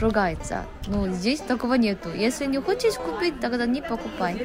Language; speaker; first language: Russian; non-native, learner; Korean